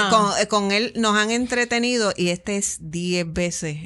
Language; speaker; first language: Spanish; native; Spanish